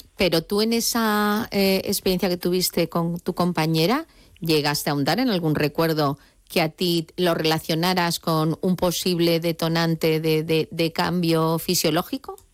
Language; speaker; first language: Spanish; native; Spanish